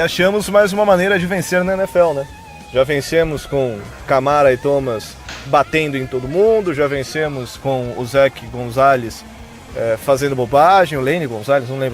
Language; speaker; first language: Portuguese; native; Portuguese